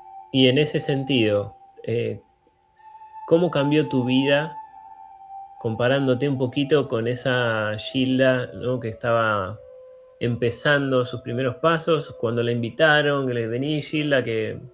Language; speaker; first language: Spanish; native; Spanish